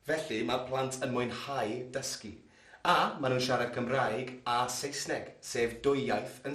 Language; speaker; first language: Welsh; non-native, local second language; English